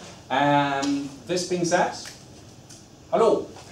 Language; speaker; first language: English; non-native, fluent; German